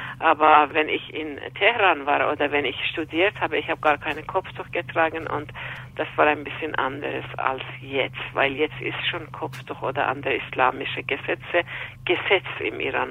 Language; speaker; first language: German; non-native, fluent; Persian